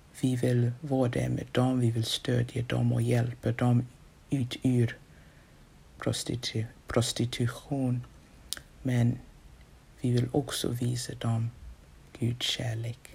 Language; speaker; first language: Swedish; non-native, fluent; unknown